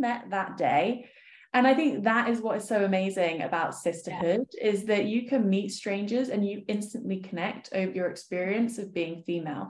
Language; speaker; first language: English; native; English